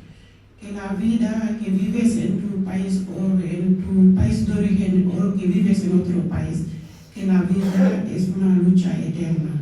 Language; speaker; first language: Spanish; non-native, local second language; Wolof